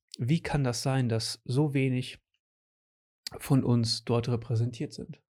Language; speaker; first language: German; early bilingual, other home language; Portuguese